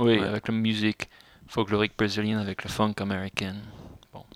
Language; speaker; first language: French; non-native, fluent; English